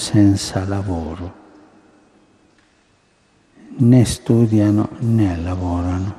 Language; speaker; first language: Italian; non-native, fluent; Spanish